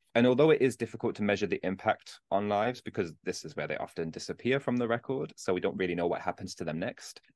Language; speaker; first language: English; native; English